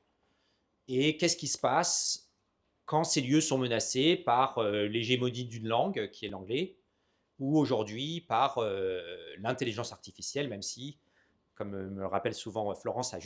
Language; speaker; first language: French; native; French